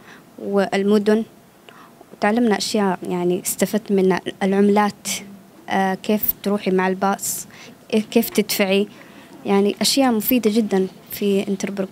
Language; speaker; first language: Arabic; non-native, local second language; Somali